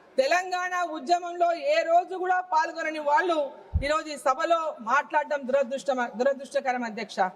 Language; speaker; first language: Telugu; native; Telugu